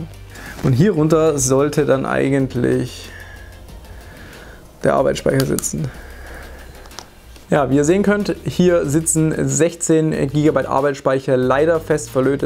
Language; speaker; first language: German; native; German